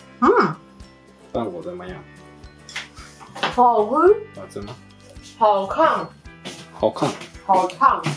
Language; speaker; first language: Chinese; non-native, fluent; Japanese